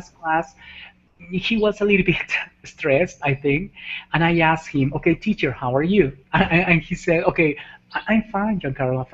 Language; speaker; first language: English; non-native, fluent; Spanish